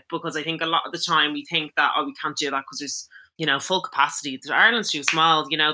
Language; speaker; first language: English; native; English